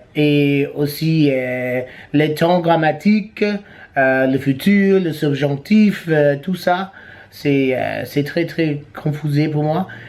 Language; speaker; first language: French; non-native, learner; English